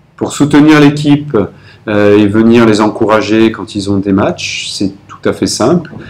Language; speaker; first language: French; native; French